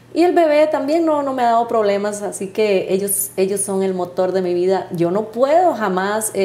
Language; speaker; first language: Spanish; native; Spanish